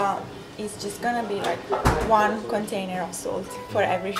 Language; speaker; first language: English; non-native, fluent; Italian